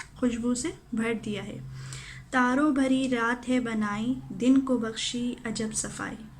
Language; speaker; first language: Urdu; native; Urdu